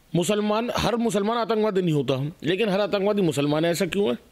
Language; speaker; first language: Hindi; native; Hindi